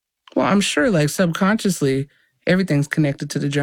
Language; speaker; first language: English; native; English